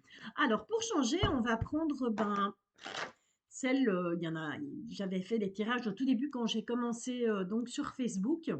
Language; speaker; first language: French; native; French